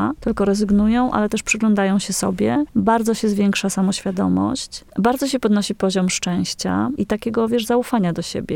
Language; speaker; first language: Polish; native; Polish